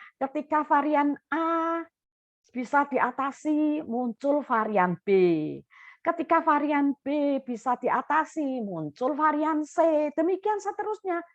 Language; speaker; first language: Indonesian; native; Indonesian